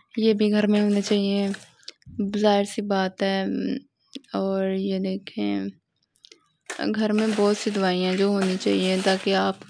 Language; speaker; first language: Urdu; non-native, local second language; Pashto